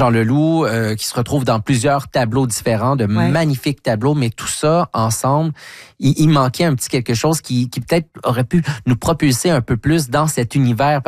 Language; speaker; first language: French; native; French